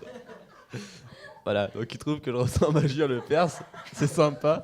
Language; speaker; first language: French; native; French